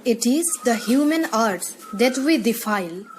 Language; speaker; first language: English; non-native, local second language; Assamese